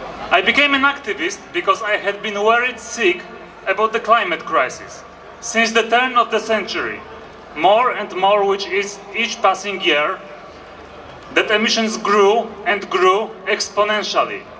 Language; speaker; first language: English; non-native, fluent; Polish